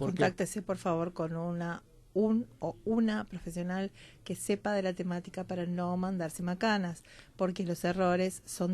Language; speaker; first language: Spanish; native; Spanish